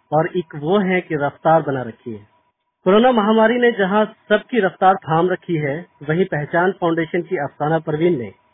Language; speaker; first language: Hindi; native; Hindi